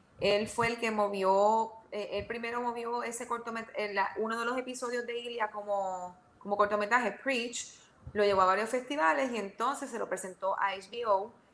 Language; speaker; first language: Spanish; native; Spanish